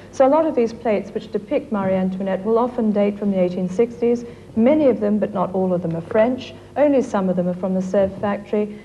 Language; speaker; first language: English; native; English